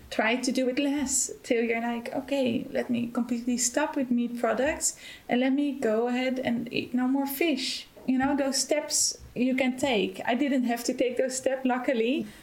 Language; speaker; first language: English; non-native, fluent; Dutch